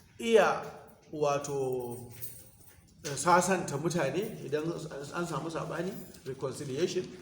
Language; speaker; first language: Hausa; native; Hausa